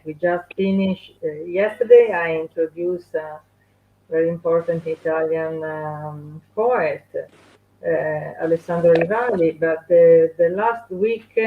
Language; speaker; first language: English; non-native, fluent; Italian